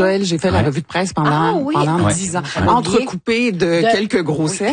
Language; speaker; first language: French; native; French